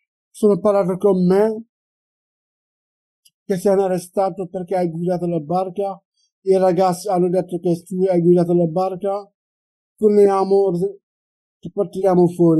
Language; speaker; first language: Italian; non-native, learner; Wolof